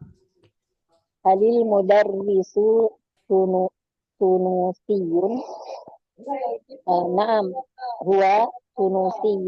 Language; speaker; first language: Arabic; non-native, learner; Malay